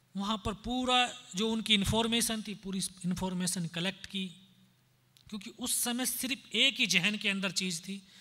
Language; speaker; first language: Hindi; native; Hindi